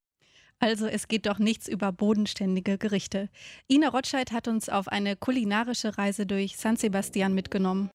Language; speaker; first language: German; native; German